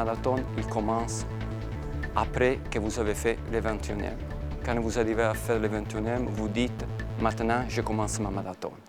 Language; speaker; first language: French; non-native, fluent; Italian